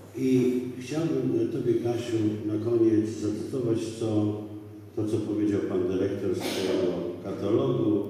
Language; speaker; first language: Polish; native; Polish